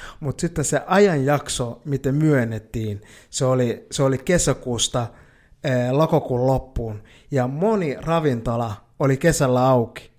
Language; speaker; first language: Finnish; early bilingual, other home language; Somali